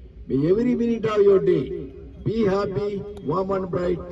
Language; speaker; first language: English; non-native, local second language; Telugu